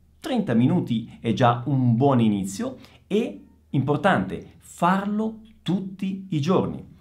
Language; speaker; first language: Italian; native; Italian